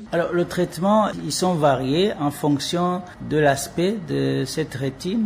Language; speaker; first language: French; non-native, local second language; Rundi